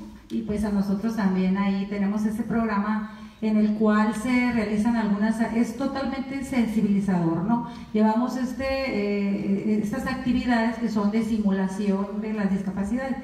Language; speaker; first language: Spanish; native; Spanish